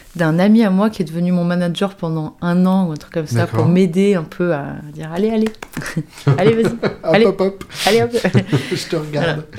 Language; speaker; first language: French; native; French